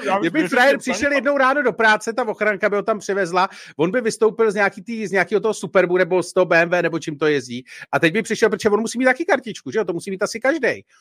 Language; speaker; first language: Czech; native; Czech